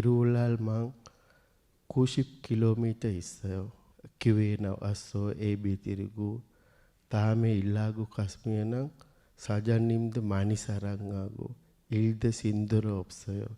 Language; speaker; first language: Korean; non-native, learner; Sinhala